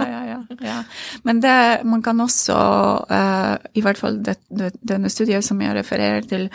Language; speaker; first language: Norwegian; non-native, fluent; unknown